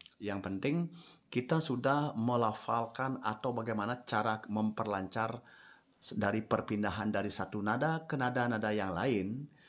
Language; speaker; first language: Indonesian; non-native, local second language; Balinese